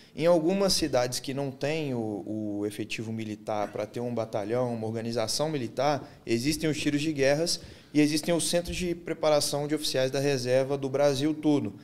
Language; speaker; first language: Portuguese; native; Portuguese